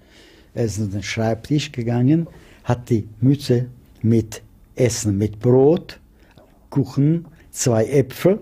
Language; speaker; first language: German; non-native, fluent; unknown